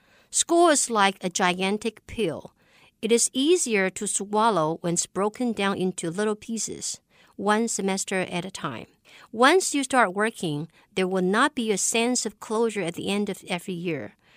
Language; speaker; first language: English; non-native, fluent; Chinese